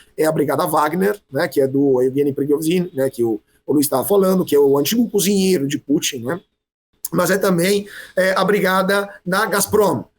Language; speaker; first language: Portuguese; non-native, fluent; Italian